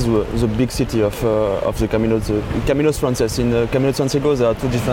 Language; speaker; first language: English; non-native, learner; French